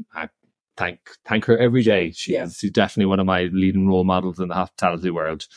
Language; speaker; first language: English; native; English